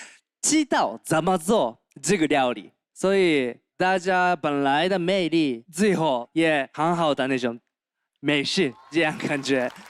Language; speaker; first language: Chinese; non-native, learner; Japanese